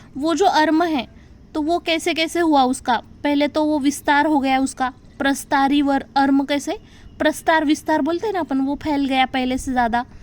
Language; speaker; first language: Hindi; non-native, local second language; Marathi